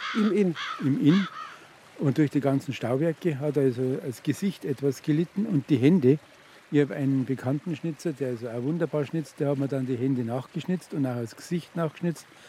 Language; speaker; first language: German; native; German